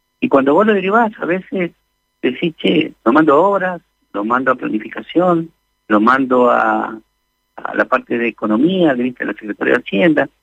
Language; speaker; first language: Spanish; native; Spanish